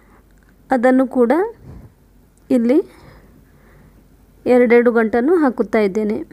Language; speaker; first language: Kannada; native; Kannada